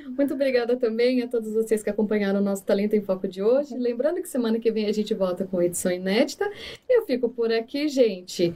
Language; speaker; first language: Portuguese; native; Portuguese